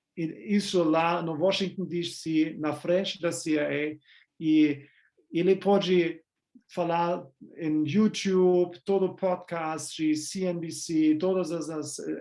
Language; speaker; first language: Portuguese; non-native, fluent; German